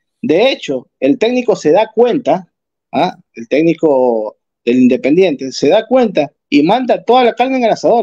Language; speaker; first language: Spanish; native; Spanish